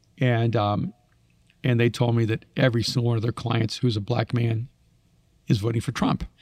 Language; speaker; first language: English; early bilingual, other home language; Spanish